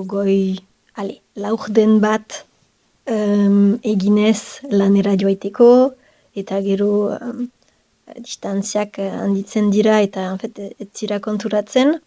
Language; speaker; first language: Basque; non-native, local second language; French